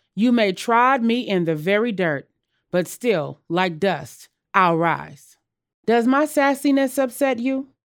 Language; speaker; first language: English; native; English